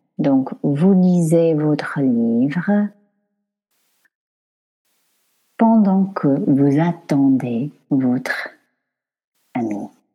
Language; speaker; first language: French; non-native, fluent; English